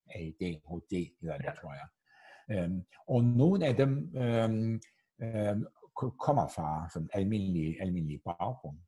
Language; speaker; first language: Danish; non-native, fluent; Turkish